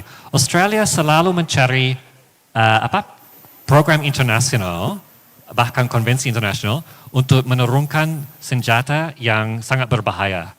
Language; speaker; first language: Indonesian; non-native, fluent; English